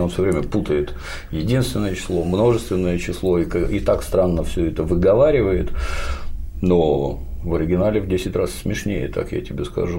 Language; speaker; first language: Russian; native; Russian